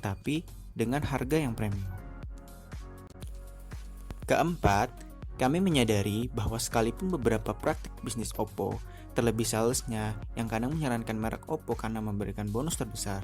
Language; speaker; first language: Indonesian; native; Indonesian